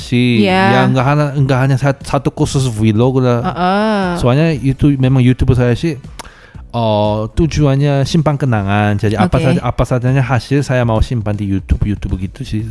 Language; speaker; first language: Indonesian; non-native, fluent; Korean